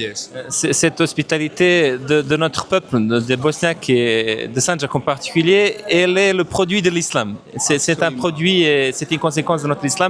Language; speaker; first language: French; non-native, fluent; Bosnian